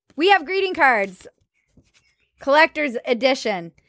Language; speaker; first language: English; native; English